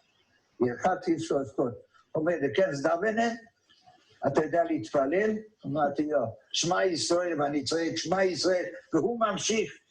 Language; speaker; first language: Hebrew; non-native, fluent; Yiddish